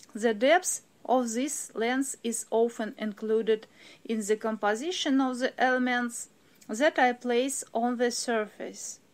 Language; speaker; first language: English; non-native, fluent; Russian